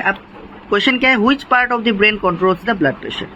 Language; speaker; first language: Hindi; non-native, local second language; Assamese